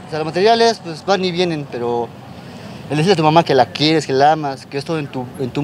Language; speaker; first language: Spanish; native; Spanish